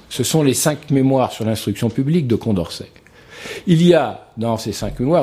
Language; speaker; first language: French; native; French